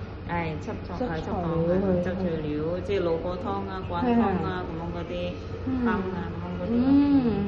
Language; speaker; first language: Cantonese; non-native, fluent; Indonesian